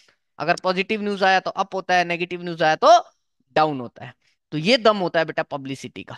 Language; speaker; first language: Hindi; native; Hindi